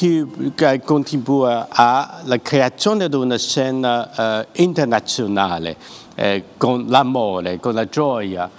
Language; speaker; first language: Italian; non-native, fluent; Chinese